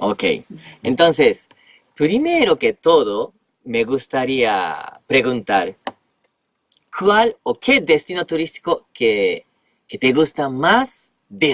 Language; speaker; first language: Spanish; non-native, fluent; Japanese